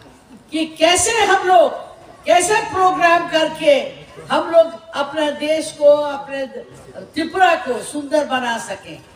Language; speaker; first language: Hindi; non-native, local second language; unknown